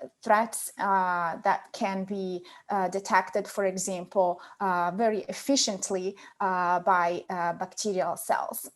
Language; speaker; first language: English; non-native, fluent; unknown